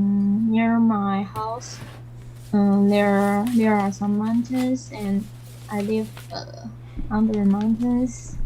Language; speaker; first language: English; non-native, learner; Chinese